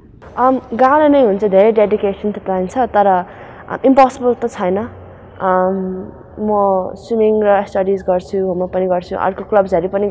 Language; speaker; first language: Nepali; early bilingual, heritage; Nepali